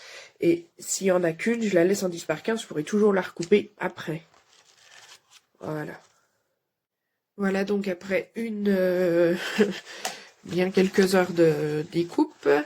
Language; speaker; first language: French; native; French